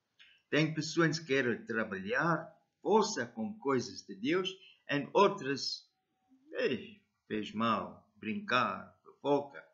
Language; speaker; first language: Portuguese; non-native, learner; English